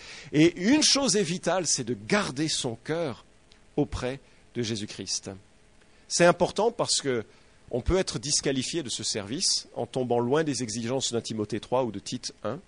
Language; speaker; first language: French; native; French